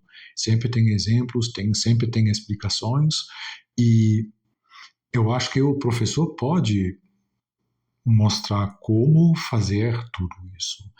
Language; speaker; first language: Portuguese; non-native, fluent; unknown